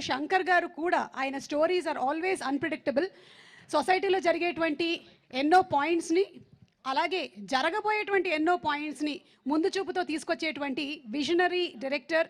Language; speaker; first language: Telugu; native; Telugu